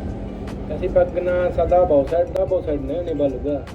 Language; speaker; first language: Filipino; non-native, learner; Punjabi